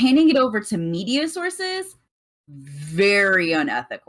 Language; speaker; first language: English; native; English